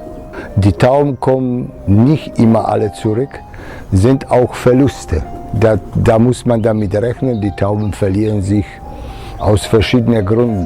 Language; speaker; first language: German; non-native, fluent; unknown